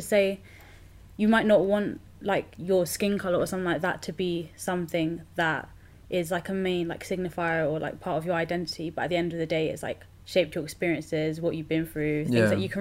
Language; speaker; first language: English; native; English